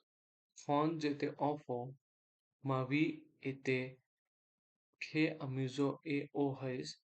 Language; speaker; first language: French; non-native, learner; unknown